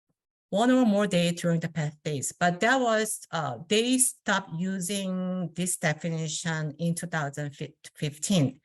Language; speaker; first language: English; non-native, fluent; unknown